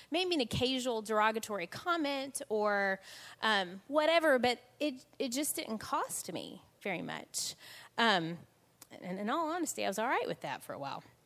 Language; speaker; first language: English; native; English